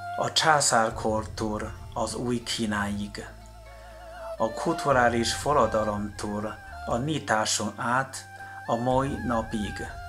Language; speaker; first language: Hungarian; non-native, fluent; Chinese